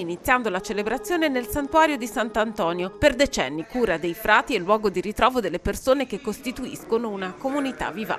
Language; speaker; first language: Italian; native; Italian